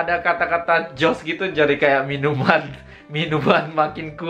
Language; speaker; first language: Indonesian; native; Indonesian